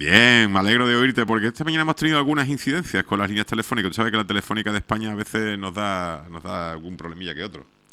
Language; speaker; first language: Spanish; native; Spanish